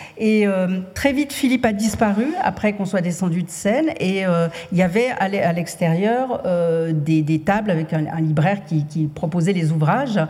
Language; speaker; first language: French; native; French